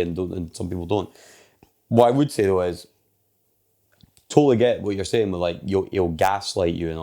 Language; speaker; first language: English; native; English